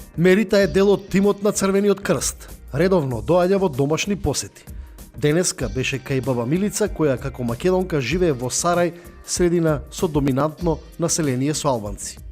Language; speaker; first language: Macedonian; native; Macedonian